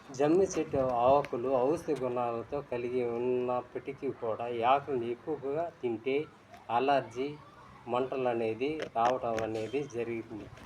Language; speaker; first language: Telugu; native; Telugu